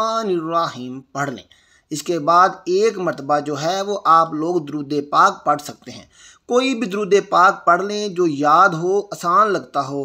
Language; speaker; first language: Urdu; native; Urdu